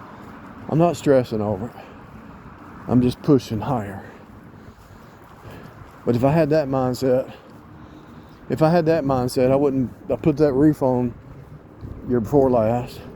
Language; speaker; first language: English; native; English